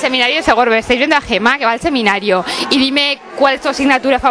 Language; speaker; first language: Spanish; native; Spanish